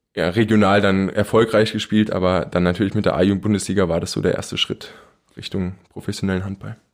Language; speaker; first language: German; native; German